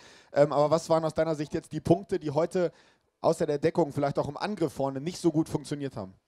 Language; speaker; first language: German; native; German